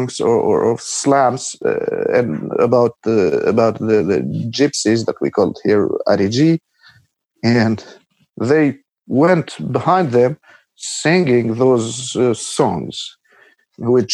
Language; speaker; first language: English; non-native, fluent; Albanian